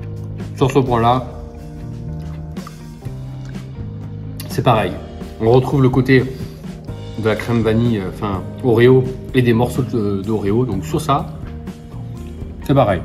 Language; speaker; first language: French; native; French